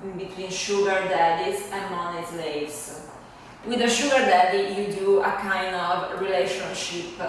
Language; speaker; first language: English; non-native, fluent; Italian